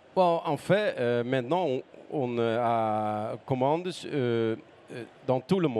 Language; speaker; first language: French; non-native, learner; Dutch